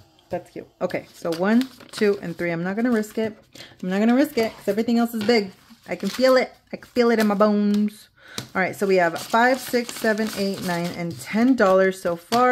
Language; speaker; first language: English; native; English